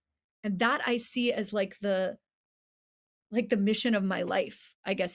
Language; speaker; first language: English; native; English